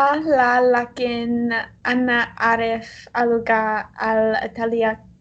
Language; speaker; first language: Arabic; non-native, learner; English